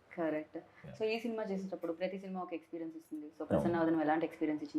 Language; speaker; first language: Telugu; native; Telugu